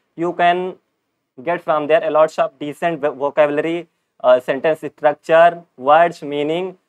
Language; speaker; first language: English; non-native, local second language; Hindi